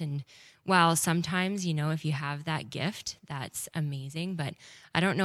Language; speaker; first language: English; native; English